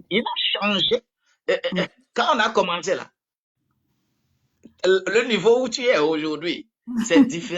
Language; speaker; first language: French; non-native, local second language; Ewe